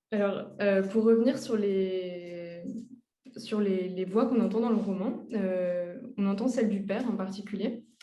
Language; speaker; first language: French; native; French